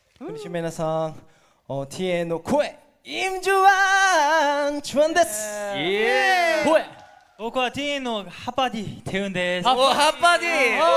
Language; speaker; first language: Japanese; non-native, learner; Korean